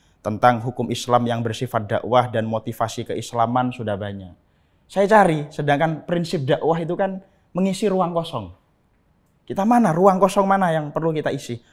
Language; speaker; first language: Indonesian; native; Indonesian